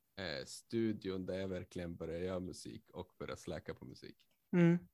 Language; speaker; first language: Swedish; native; Swedish